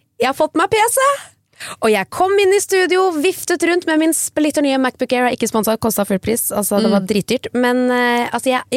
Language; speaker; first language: Norwegian; native; Norwegian